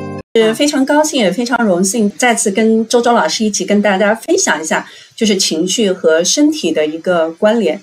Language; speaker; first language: Chinese; native; Chinese